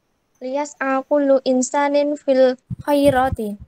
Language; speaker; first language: Arabic; non-native, learner; Indonesian